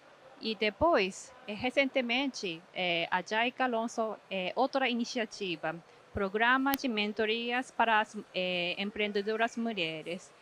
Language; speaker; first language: Portuguese; non-native, fluent; Japanese